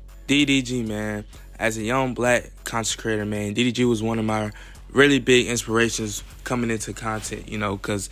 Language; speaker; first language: English; native; English